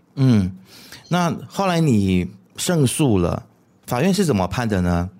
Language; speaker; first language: Chinese; native; Chinese